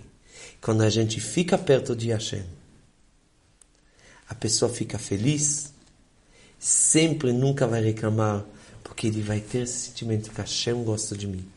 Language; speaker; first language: Portuguese; non-native, fluent; Hebrew